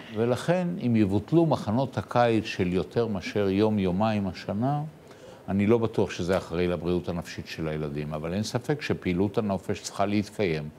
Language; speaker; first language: Hebrew; native; Hebrew